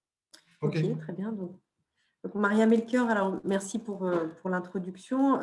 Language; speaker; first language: French; native; French